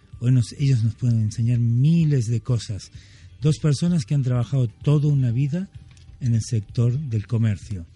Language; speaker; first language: Spanish; non-native, fluent; German